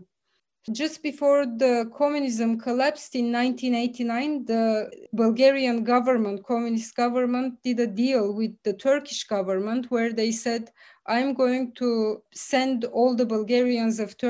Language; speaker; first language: English; early bilingual, other home language; Bulgarian